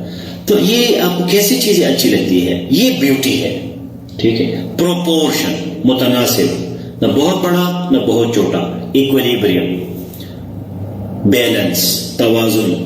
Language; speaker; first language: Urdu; non-native, local second language; Pashto